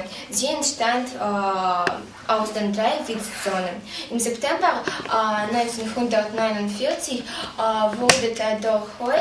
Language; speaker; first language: German; non-native, learner; Russian